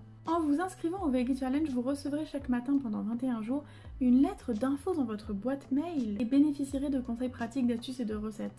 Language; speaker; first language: French; native; French